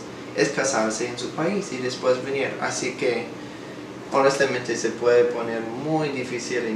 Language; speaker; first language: Spanish; non-native, fluent; English